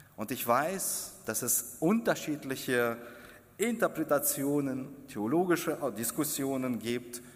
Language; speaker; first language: German; non-native, fluent; Russian